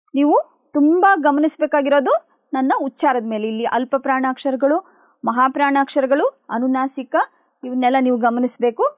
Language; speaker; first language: Kannada; native; Kannada